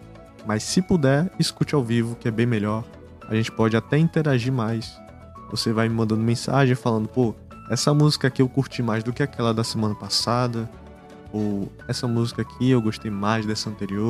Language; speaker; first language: Portuguese; native; Portuguese